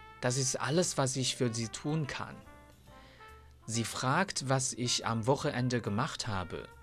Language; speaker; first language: German; non-native, fluent; Chinese